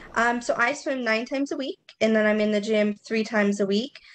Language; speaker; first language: English; native; English